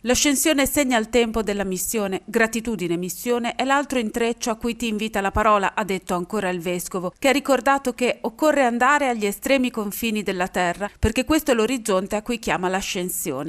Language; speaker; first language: Italian; native; Italian